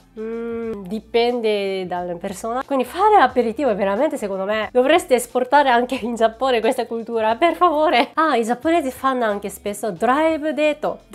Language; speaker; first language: Italian; non-native, fluent; Japanese